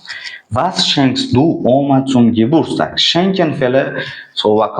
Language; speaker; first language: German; non-native, fluent; Uzbek